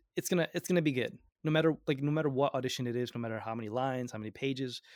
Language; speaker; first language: English; early bilingual, other home language; Gujarati